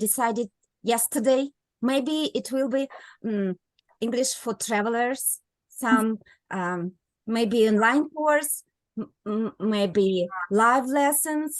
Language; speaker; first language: English; non-native, learner; Russian